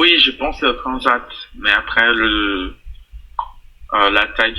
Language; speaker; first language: French; non-native, fluent; Portuguese